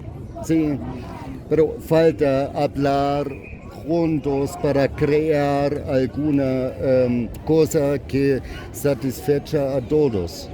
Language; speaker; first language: Spanish; non-native, fluent; German